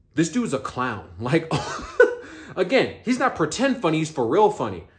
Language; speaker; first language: English; native; English